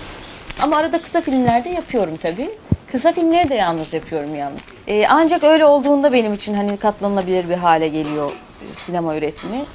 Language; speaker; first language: Turkish; native; Turkish